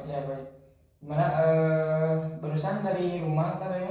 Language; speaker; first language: Indonesian; native; Indonesian